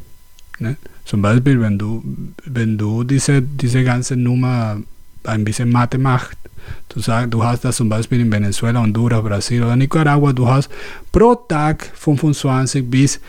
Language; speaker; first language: German; non-native, learner; Spanish